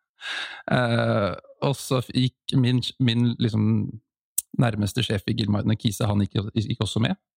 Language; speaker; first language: Norwegian; native; Norwegian